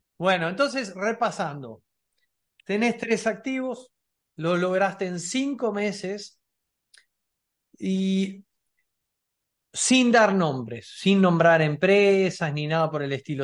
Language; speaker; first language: Spanish; native; Spanish